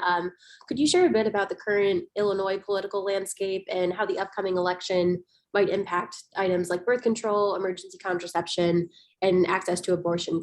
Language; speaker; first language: English; native; English